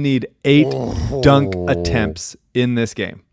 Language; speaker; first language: English; native; English